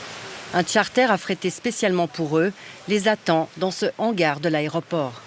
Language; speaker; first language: French; native; French